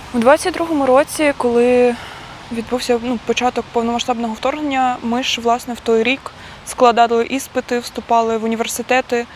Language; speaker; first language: Ukrainian; native; Ukrainian